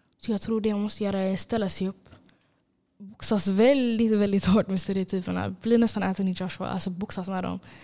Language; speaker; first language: Swedish; early bilingual, other home language; Somali